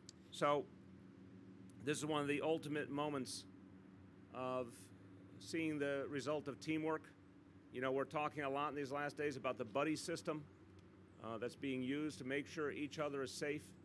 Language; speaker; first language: English; native; English